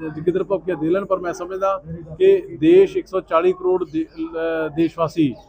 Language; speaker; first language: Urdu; non-native, local second language; Punjabi